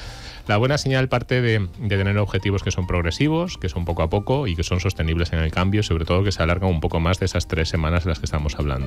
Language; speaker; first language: Spanish; native; Spanish